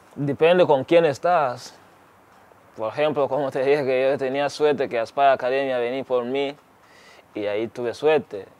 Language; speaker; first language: Spanish; non-native, fluent; Ganda